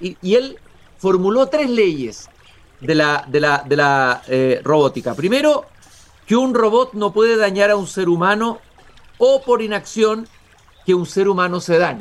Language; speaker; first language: Spanish; native; Spanish